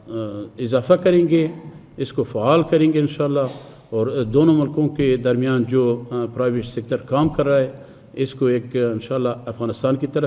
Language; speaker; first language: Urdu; non-native, fluent; Persian